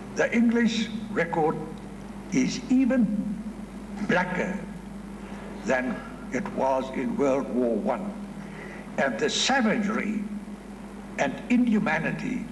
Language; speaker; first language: English; non-native, local second language; Afrikaans